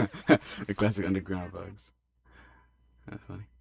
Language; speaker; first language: English; native; English